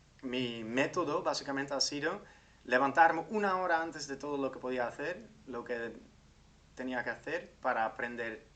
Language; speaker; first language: Spanish; non-native, fluent; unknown